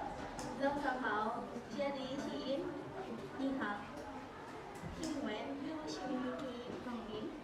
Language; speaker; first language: Chinese; non-native, learner; Indonesian